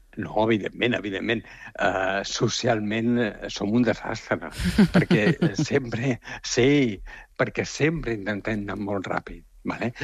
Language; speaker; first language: Catalan; native; Catalan